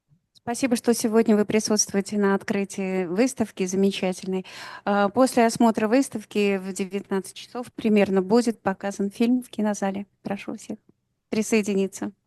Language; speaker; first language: Russian; native; Russian